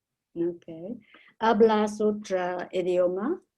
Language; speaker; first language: Spanish; non-native, learner; English